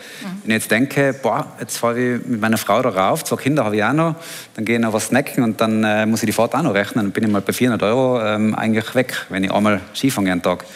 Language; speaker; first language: German; native; German